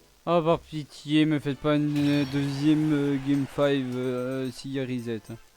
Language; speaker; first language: French; native; French